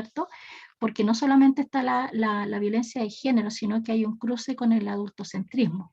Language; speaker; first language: Spanish; native; Spanish